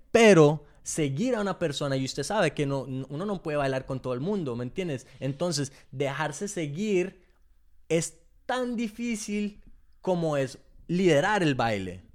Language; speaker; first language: Spanish; early bilingual, heritage; Spanish